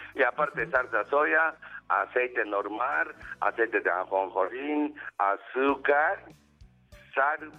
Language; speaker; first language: Spanish; non-native, learner; Japanese